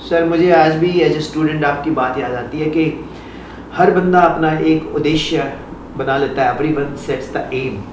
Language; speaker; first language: Hindi; non-native, local second language; Punjabi